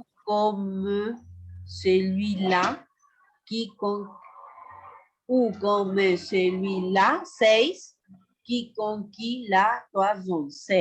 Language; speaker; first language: French; non-native, fluent; Spanish